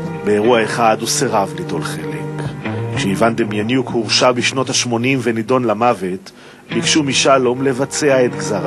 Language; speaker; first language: Hebrew; native; Hebrew